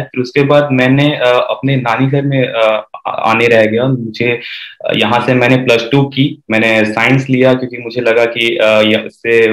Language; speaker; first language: Hindi; native; Hindi